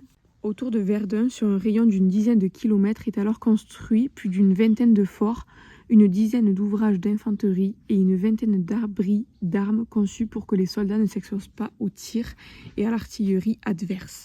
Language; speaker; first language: French; native; French